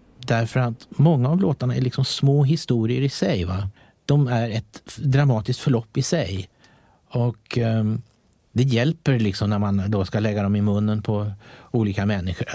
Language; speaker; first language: Swedish; native; Swedish